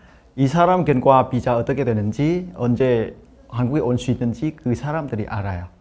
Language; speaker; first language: Korean; non-native, learner; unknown